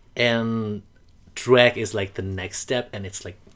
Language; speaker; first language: English; non-native, fluent; Burmese